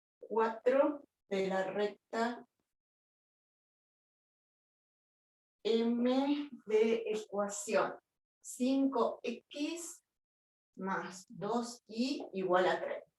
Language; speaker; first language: Spanish; native; Spanish